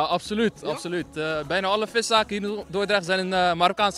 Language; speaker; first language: Dutch; early bilingual, other home language; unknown